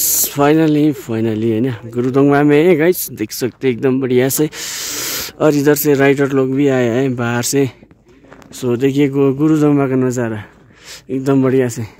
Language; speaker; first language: Hindi; non-native, local second language; Nepali